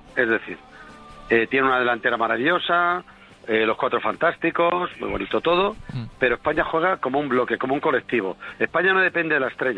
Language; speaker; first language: Spanish; native; Spanish